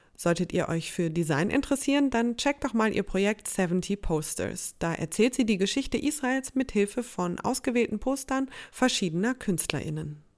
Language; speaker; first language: German; native; German